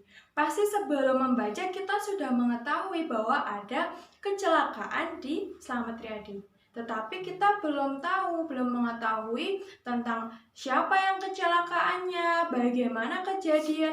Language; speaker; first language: Indonesian; native; Indonesian